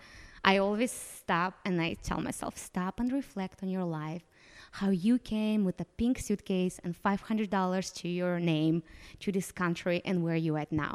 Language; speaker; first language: English; non-native, fluent; Romanian